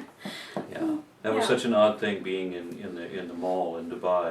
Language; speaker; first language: English; native; English